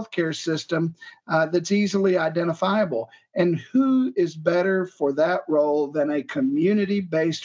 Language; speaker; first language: English; native; English